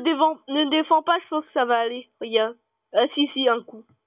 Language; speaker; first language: French; native; French